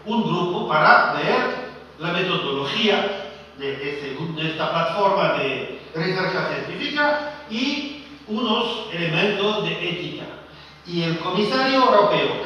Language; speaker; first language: Spanish; non-native, fluent; French